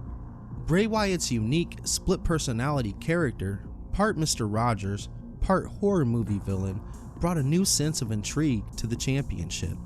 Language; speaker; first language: English; native; English